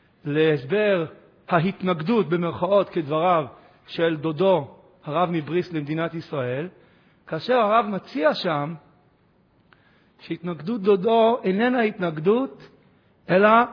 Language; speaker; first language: Hebrew; native; Hebrew